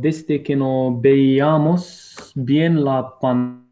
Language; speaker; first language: Spanish; non-native, learner; English